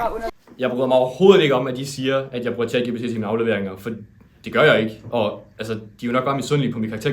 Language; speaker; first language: Danish; native; Danish